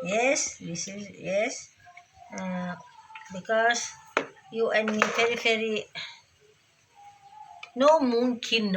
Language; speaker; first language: English; non-native, learner; Indonesian